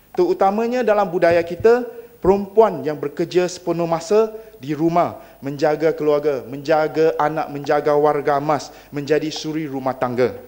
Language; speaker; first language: Malay; non-native, local second language; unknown